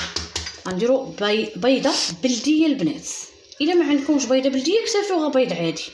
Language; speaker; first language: Arabic; native; Arabic